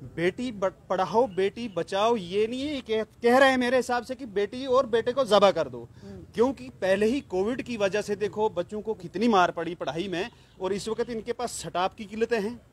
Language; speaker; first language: Hindi; non-native, local second language; Kashmiri